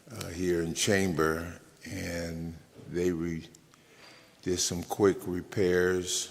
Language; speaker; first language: English; native; English